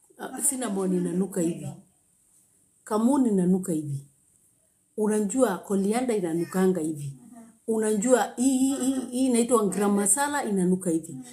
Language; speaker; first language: Swahili; native; Swahili